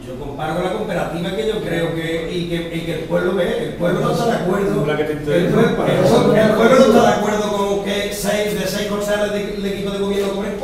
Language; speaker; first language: Spanish; native; Spanish